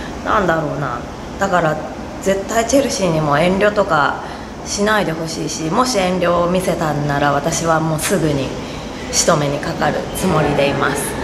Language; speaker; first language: Japanese; native; Japanese